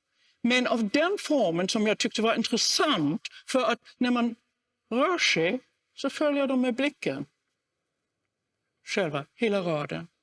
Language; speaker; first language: Swedish; non-native, fluent; German